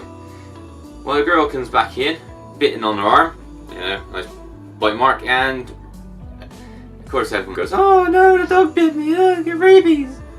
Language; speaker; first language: English; native; English